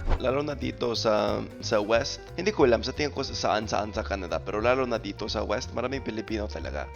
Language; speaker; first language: Filipino; non-native, fluent; English